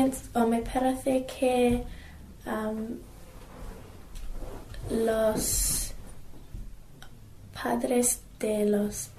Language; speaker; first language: Spanish; non-native, learner; English